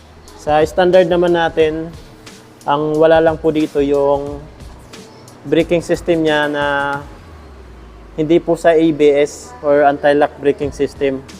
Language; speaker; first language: Filipino; native; Filipino